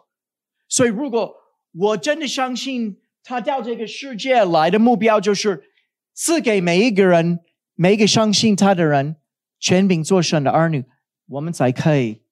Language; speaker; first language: Chinese; non-native, fluent; English